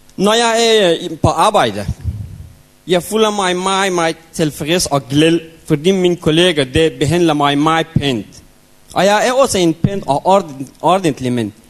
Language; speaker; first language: Danish; non-native, learner; Persian